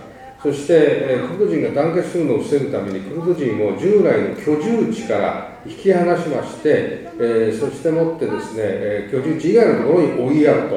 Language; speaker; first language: Japanese; native; Japanese